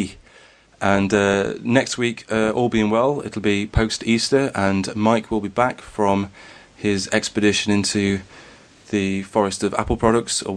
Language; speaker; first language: English; native; English